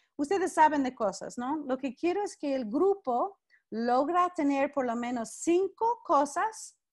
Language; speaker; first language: Spanish; non-native, fluent; English